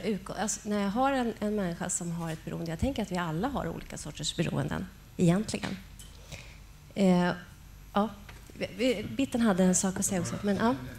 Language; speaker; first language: Swedish; native; Swedish